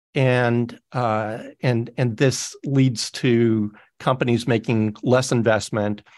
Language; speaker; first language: English; native; English